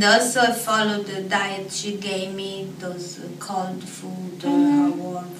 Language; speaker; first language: English; non-native, fluent; Italian